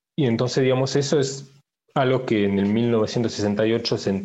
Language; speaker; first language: Spanish; early bilingual, heritage; French